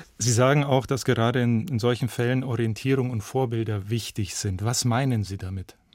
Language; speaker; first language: German; native; German